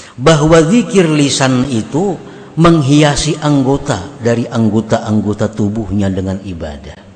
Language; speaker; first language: Indonesian; non-native, local second language; Banjar